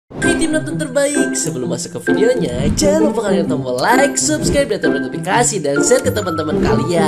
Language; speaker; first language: Indonesian; native; Indonesian